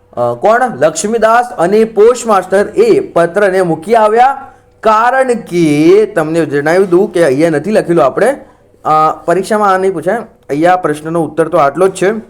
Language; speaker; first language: Gujarati; non-native, local second language; Marathi